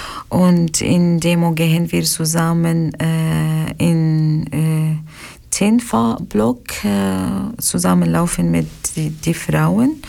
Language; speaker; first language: German; non-native, learner; Arabic